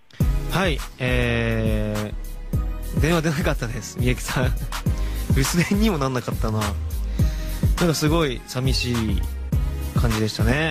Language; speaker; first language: Japanese; native; Japanese